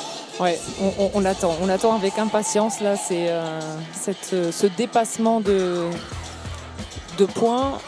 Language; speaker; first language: French; native; French